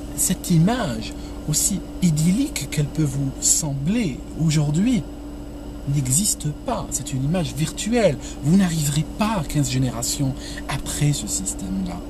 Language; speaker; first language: French; non-native, local second language; Arabic